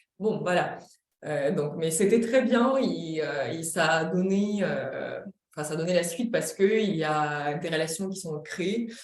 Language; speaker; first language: French; non-native, fluent; Ukrainian